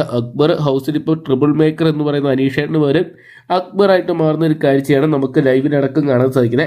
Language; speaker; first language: Malayalam; native; Malayalam